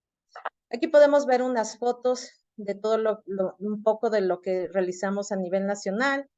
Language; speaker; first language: Spanish; native; Spanish